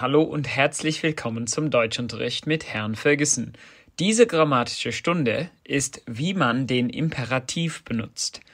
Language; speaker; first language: German; non-native, fluent; English